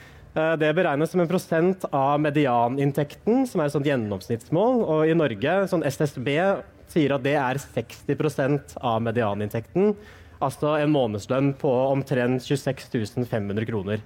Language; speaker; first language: Norwegian; native; Norwegian